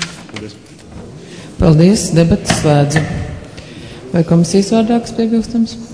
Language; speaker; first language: Latvian; native; Latvian